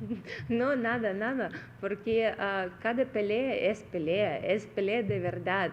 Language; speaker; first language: Spanish; non-native, fluent; Russian